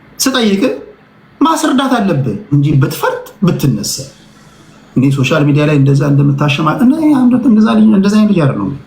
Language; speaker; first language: Amharic; native; Amharic